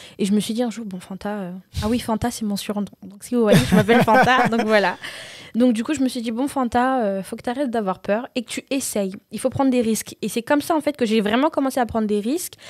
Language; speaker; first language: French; early bilingual, other home language; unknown